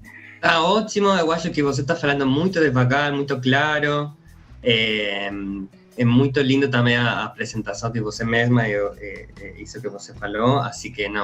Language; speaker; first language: Portuguese; non-native, learner; Spanish